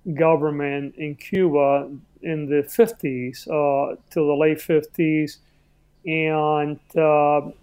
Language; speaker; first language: English; early bilingual, other home language; Spanish